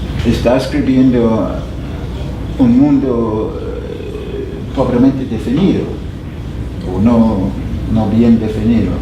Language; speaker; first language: Spanish; non-native, fluent; English